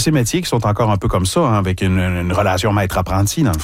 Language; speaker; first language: French; native; French